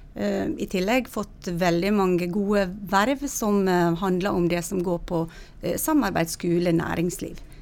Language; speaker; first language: Norwegian; native; Norwegian